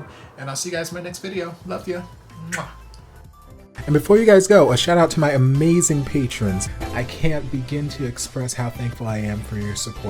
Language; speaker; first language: English; native; English